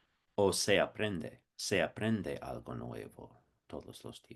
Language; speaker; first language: Spanish; non-native, fluent; English